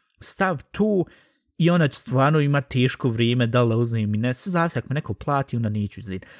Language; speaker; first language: Bosnian; native; Bosnian